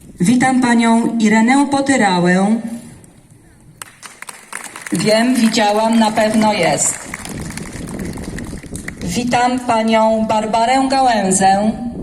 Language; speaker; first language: Polish; native; Polish